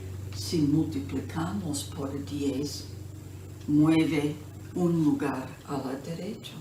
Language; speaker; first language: Spanish; non-native, fluent; English